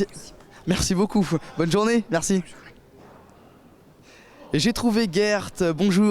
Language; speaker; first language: French; native; French